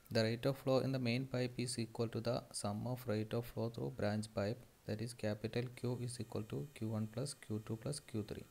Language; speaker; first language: English; non-native, local second language; Malayalam